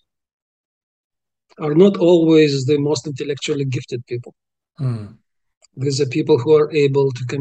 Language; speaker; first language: English; non-native, fluent; Russian